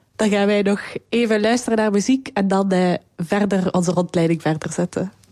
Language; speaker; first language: Dutch; native; Dutch